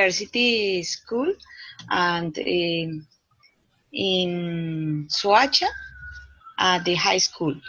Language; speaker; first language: English; non-native, learner; Spanish